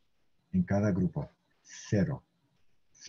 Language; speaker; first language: Spanish; non-native, fluent; English